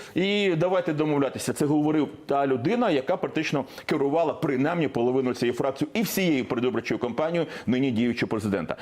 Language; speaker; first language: Ukrainian; non-native, local second language; Russian